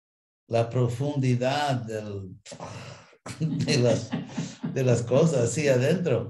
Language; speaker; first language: Spanish; non-native, fluent; English